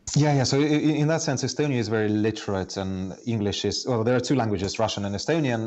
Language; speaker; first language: English; non-native, fluent; Estonian